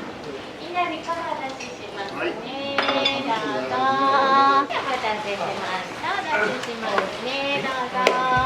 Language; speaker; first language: Japanese; native; Japanese